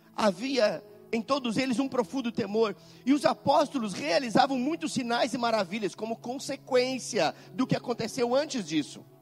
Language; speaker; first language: Portuguese; native; Portuguese